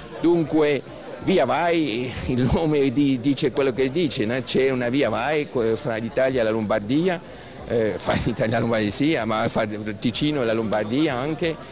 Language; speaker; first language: Italian; non-native, local second language; French